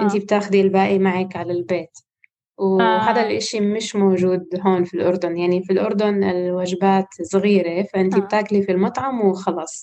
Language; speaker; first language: Arabic; non-native, fluent; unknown